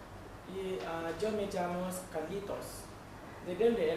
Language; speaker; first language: Spanish; non-native, learner; Malay